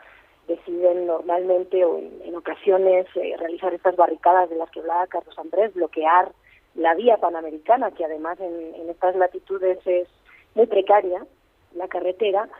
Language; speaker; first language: Spanish; native; Spanish